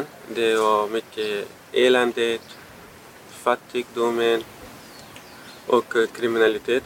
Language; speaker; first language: Swedish; non-native, fluent; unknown